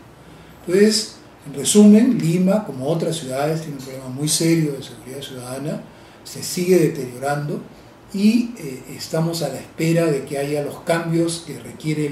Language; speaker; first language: Spanish; native; Spanish